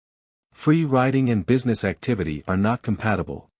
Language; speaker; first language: English; native; English